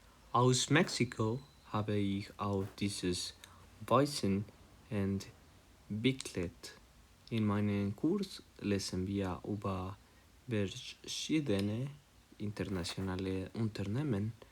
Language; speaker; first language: German; non-native, learner; Spanish